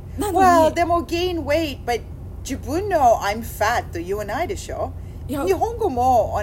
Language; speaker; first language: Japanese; non-native, learner; English